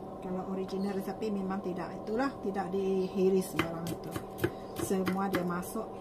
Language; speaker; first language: Malay; non-native, local second language; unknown